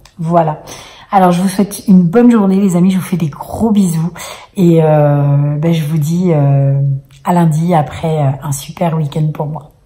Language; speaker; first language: French; native; French